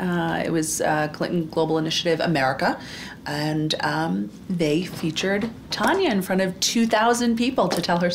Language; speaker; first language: English; native; English